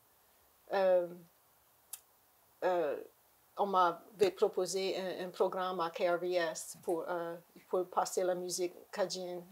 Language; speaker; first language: French; native; French